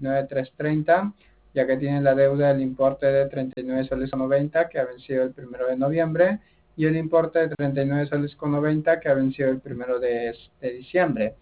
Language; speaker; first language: Spanish; native; Spanish